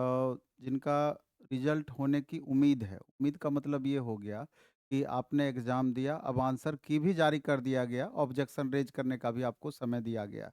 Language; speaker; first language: Hindi; native; Hindi